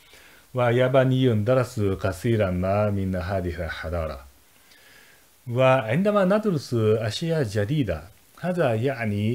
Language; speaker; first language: Arabic; non-native, fluent; Japanese